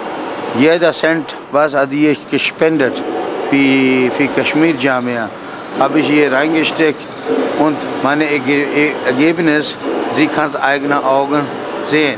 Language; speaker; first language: German; non-native, learner; Urdu